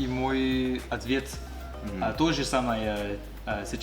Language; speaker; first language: Russian; non-native, learner; English